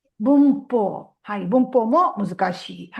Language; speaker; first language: Japanese; non-native, fluent; Tamil